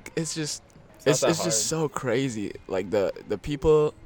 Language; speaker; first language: English; early bilingual, other home language; Amharic